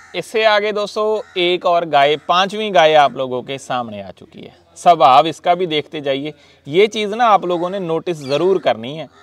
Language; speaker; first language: Hindi; non-native, local second language; Punjabi